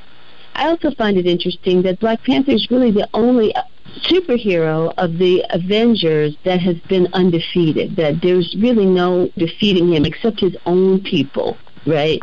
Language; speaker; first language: English; native; English